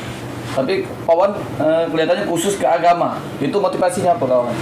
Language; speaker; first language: Malay; native; Malay